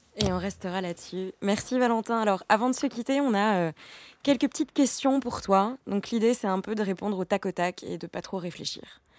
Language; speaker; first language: French; native; French